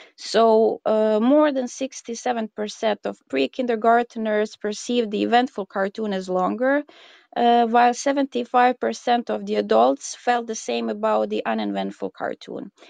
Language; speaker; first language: English; non-native, fluent; Croatian